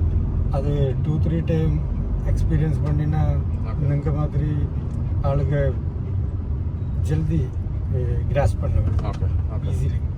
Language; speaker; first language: Tamil; non-native, learner; Malayalam